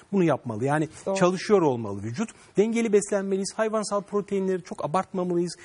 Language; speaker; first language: Turkish; native; Turkish